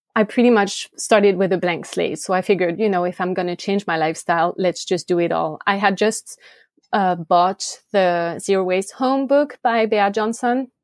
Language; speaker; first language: English; non-native, fluent; French